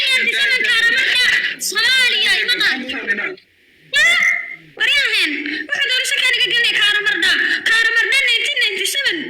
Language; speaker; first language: Amharic; non-native, learner; Somali